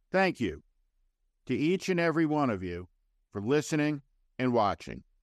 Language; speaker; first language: English; native; English